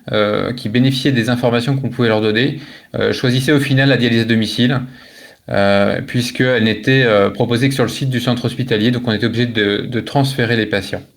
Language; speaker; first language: French; native; French